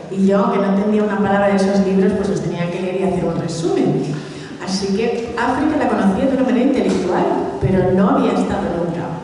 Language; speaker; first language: Spanish; early bilingual, other home language; Catalan